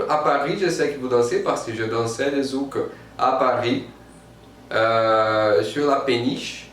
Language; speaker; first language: French; non-native, fluent; Portuguese